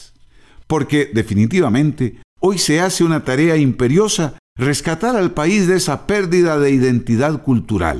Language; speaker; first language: Spanish; native; Spanish